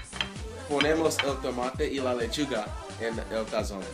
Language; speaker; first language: Spanish; non-native, learner; English